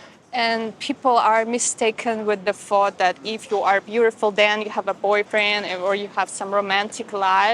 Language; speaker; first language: English; non-native, fluent; Russian